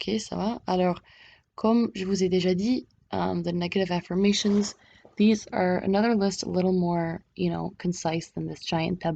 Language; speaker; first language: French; non-native, fluent; English